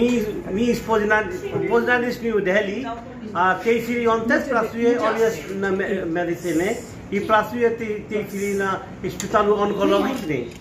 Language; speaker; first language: Polish; non-native, fluent; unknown